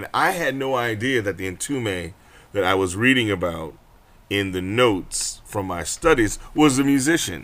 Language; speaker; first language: English; native; English